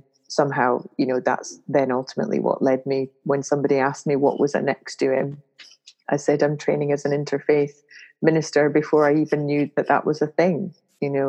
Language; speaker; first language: English; native; English